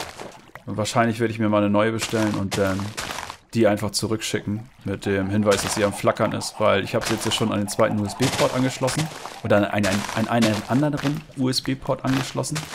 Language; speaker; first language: German; native; German